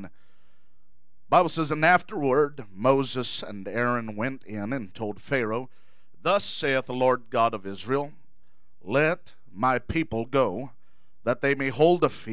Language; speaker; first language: English; native; English